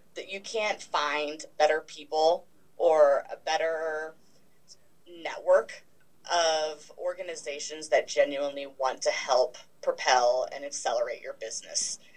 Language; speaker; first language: English; native; English